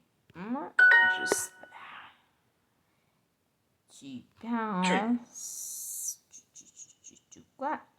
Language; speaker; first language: French; non-native, learner; Spanish